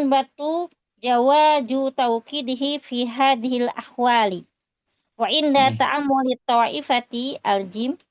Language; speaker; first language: Arabic; non-native, learner; Indonesian